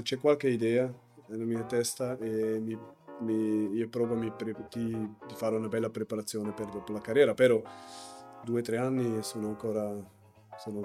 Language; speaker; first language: Italian; non-native, learner; German